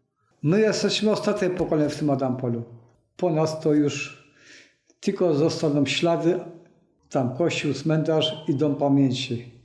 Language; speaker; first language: Polish; early bilingual, heritage; Polish